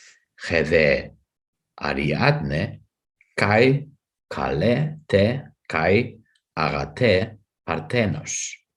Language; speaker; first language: Greek; non-native, fluent; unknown